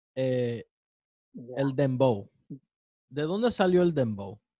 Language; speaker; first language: Spanish; early bilingual, heritage; Spanish